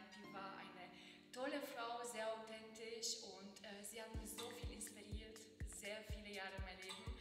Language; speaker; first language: German; non-native, fluent; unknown